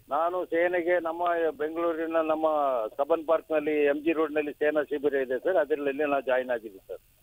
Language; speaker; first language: Kannada; non-native, local second language; Kodava